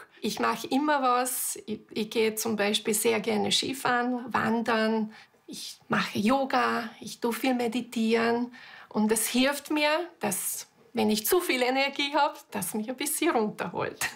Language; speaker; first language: German; non-native, fluent; Hungarian